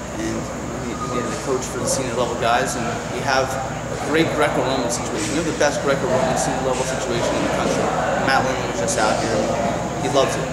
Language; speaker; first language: English; native; English